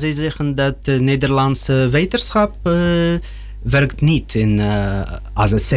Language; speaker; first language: Dutch; non-native, learner; Russian